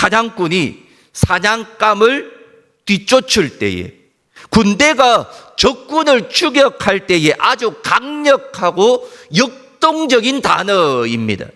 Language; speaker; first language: Korean; native; Korean